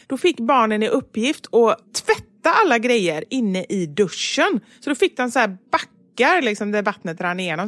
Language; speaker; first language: Swedish; native; Swedish